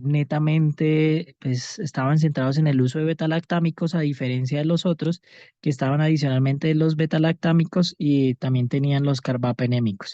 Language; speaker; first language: Spanish; native; Spanish